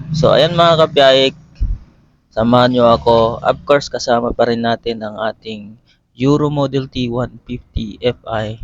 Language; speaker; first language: Filipino; non-native, local second language; Iloko